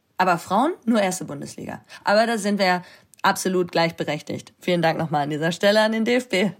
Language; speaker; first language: German; native; German